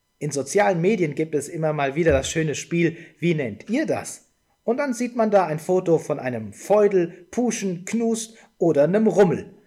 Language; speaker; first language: German; native; German